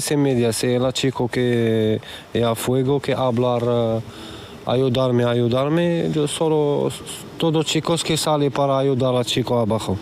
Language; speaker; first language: Spanish; non-native, learner; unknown